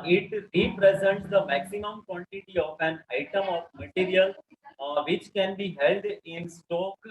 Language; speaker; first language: English; non-native, local second language; Gujarati